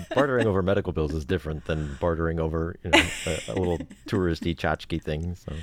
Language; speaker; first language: English; native; English